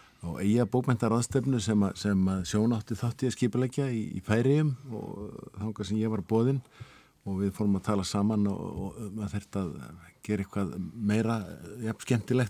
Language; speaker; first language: Icelandic; native; Icelandic